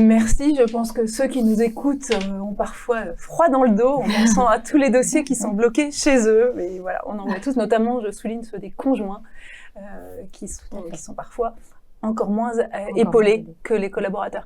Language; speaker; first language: French; native; French